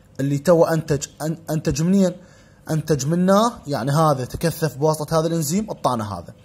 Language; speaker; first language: Arabic; native; Arabic